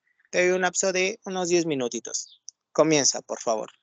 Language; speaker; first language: Spanish; native; Spanish